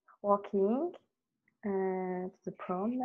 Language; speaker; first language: English; non-native, learner; French